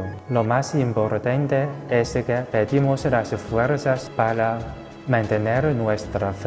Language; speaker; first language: Spanish; non-native, fluent; Chinese